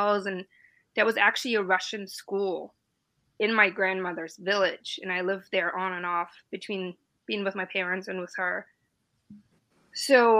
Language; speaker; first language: English; non-native, fluent; German